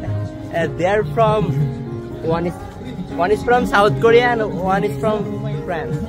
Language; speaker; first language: English; non-native, fluent; Bangla